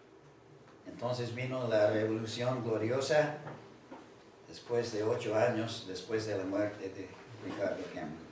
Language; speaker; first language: Spanish; non-native, fluent; English